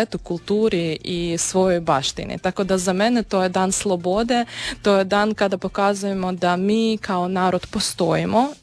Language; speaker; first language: Croatian; non-native, fluent; Ukrainian